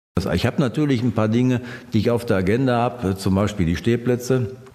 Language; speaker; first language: German; native; German